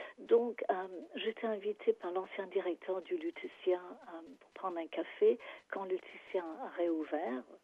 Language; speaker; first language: French; non-native, fluent; English